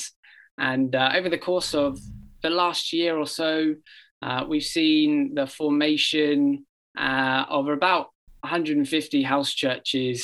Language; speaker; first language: English; native; English